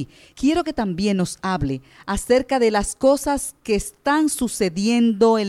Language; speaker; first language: Spanish; native; Spanish